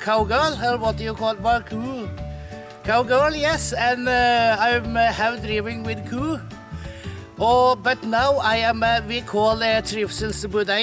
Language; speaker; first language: English; non-native, learner; Norwegian